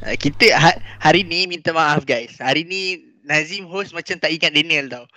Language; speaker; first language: Malay; native; Malay